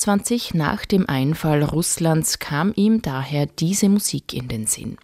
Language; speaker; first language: German; native; German